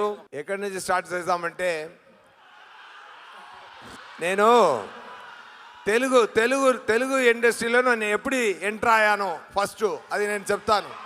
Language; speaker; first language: Telugu; non-native, learner; Tamil